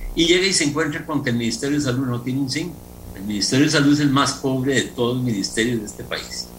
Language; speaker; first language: Spanish; native; Spanish